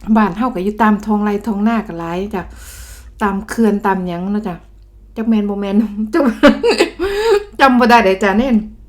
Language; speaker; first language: Thai; native; Thai